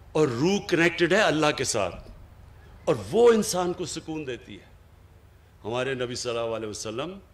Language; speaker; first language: Urdu; native; Urdu